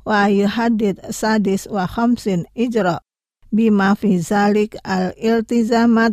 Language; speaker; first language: Arabic; non-native, fluent; Indonesian